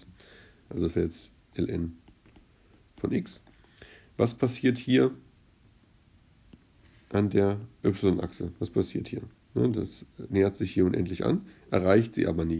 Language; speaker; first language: German; native; German